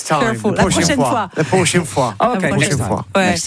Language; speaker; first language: French; non-native, learner; English